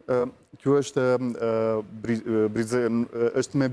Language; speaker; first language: Albanian; non-native, learner; Italian